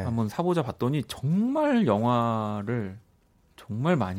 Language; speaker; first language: Korean; native; Korean